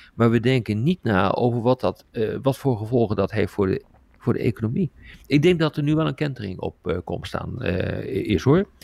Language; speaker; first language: Dutch; native; Dutch